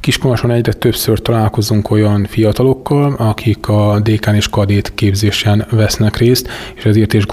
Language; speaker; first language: Hungarian; native; Hungarian